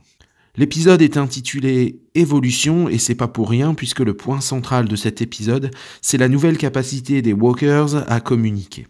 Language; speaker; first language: French; native; French